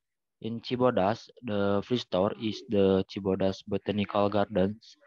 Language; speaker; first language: English; non-native, learner; Indonesian